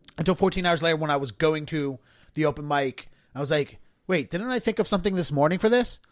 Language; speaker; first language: English; native; English